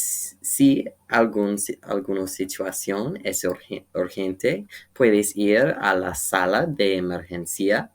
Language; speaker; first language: Spanish; non-native, learner; English